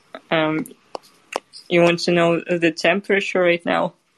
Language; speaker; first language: English; non-native, fluent; Russian